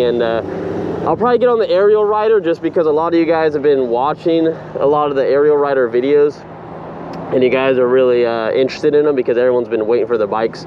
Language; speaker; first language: English; native; English